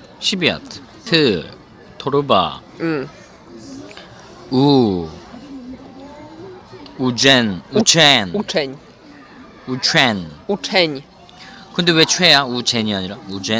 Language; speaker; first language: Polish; non-native, learner; Korean